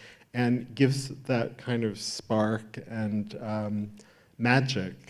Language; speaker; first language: English; native; English